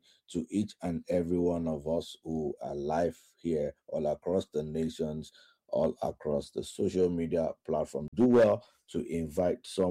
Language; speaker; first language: English; non-native, local second language; Yoruba